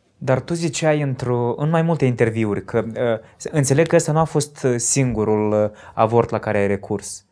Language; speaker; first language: Romanian; native; Romanian